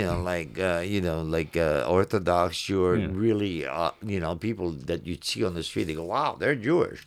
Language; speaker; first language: English; non-native, fluent; French